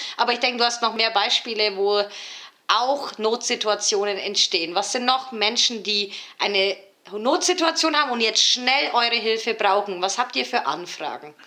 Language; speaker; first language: German; early bilingual, other home language; Turkish